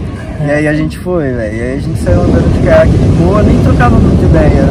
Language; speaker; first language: Portuguese; native; Portuguese